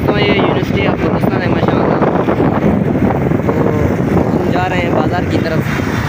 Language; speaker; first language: Urdu; non-native, local second language; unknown